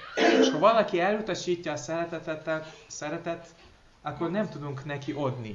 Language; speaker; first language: Hungarian; non-native, fluent; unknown